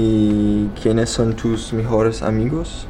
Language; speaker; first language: Spanish; non-native, learner; German